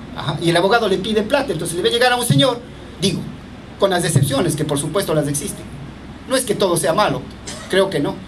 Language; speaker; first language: Spanish; native; Spanish